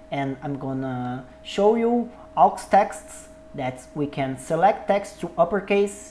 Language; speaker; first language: English; non-native, learner; Portuguese